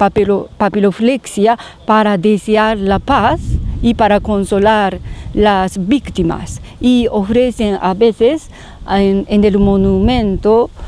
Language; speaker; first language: Spanish; non-native, learner; Japanese